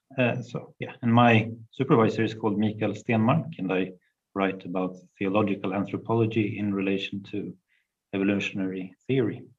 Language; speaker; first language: English; non-native, fluent; Swedish